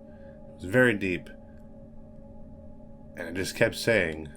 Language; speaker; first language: English; native; English